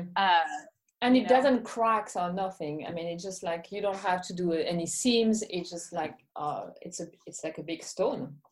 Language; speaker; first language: English; non-native, fluent; French